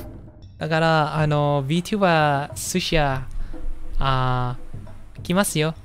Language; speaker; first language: Japanese; non-native, learner; Indonesian